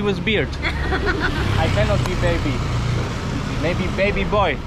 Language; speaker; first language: English; non-native, fluent; German